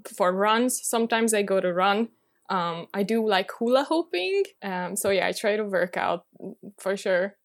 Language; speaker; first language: English; non-native, fluent; Hungarian